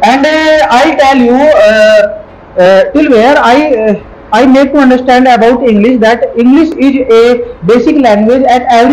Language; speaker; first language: English; non-native, local second language; Hindi